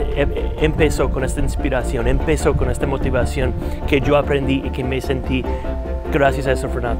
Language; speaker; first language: Spanish; non-native, fluent; English